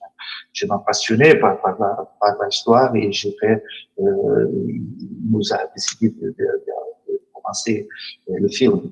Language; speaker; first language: French; non-native, learner; Portuguese